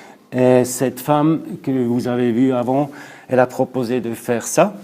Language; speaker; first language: French; non-native, local second language; German